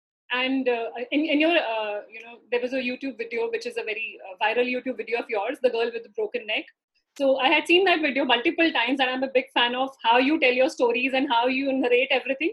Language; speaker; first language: English; non-native, local second language; Hindi